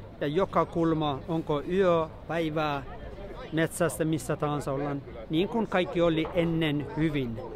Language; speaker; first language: Finnish; non-native, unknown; Persian